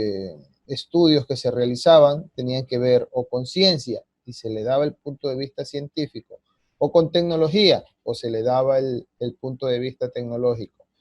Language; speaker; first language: Spanish; native; Spanish